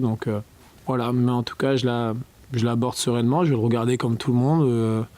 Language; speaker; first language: French; native; French